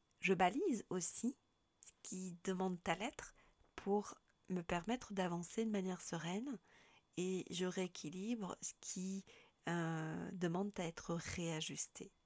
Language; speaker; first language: French; native; French